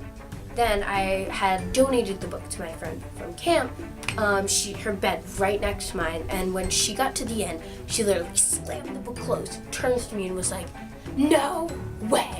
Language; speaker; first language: English; native; English